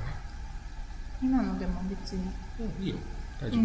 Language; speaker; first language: Japanese; native; Japanese